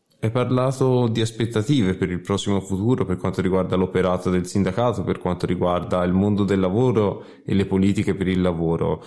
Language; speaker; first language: Italian; native; Italian